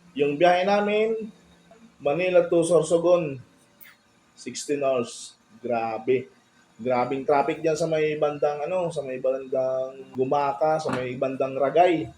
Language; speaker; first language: Filipino; non-native, local second language; Bikol